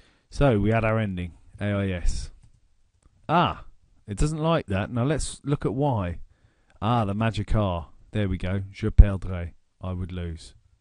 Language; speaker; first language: English; native; English